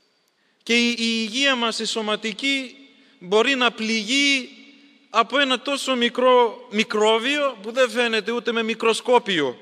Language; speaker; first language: Greek; native; Greek